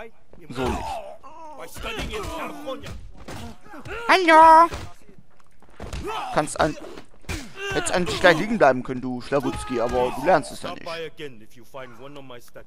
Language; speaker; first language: German; native; German